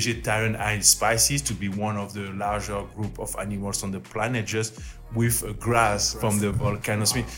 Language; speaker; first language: English; non-native, learner; French